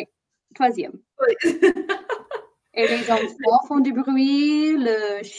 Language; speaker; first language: French; non-native, fluent; English